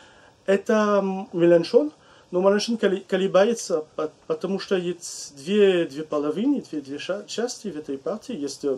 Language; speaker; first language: Russian; non-native, learner; French